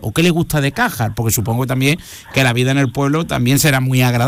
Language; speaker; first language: Spanish; native; Spanish